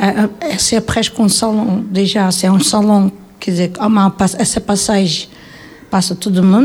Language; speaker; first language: French; non-native, learner; Portuguese